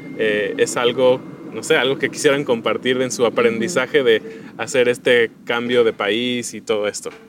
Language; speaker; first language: Spanish; native; Spanish